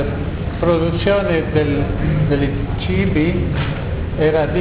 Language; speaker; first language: Italian; non-native, learner; French